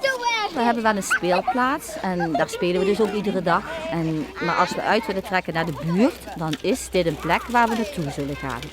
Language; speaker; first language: Dutch; native; Dutch